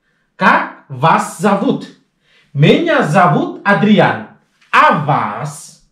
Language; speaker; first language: Russian; non-native, fluent; Indonesian